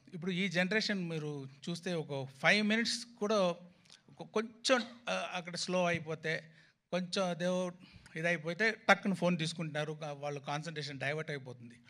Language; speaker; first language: Telugu; non-native, learner; Tamil